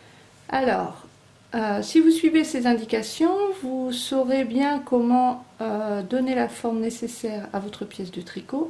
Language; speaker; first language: French; native; French